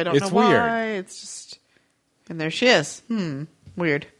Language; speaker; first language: English; native; English